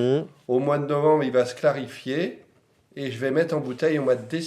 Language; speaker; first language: French; native; French